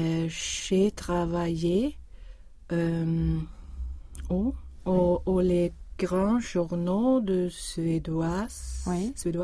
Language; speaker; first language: French; non-native, learner; Swedish